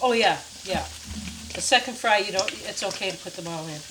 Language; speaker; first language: English; native; English